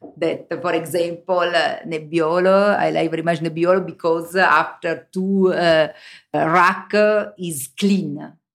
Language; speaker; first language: English; non-native, learner; Italian